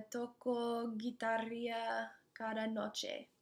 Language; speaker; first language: Spanish; non-native, learner; English